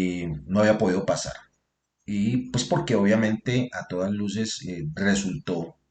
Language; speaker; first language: Spanish; native; Spanish